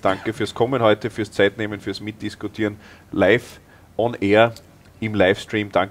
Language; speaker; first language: German; native; German